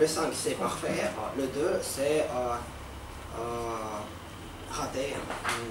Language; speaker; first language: French; non-native, learner; Russian